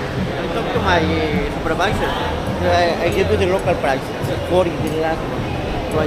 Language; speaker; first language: English; non-native, learner; Spanish